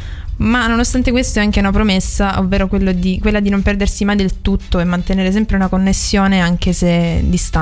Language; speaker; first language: Italian; native; Italian